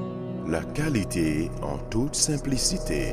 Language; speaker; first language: French; native; French